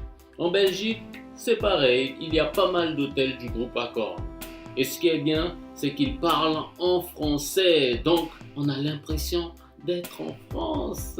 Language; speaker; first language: French; non-native, fluent; Japanese